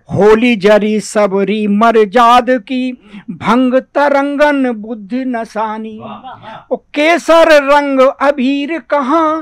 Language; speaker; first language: Hindi; native; Hindi